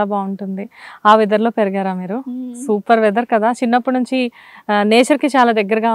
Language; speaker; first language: Telugu; native; Telugu